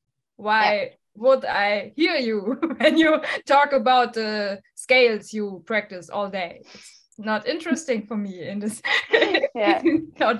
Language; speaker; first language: English; non-native, fluent; German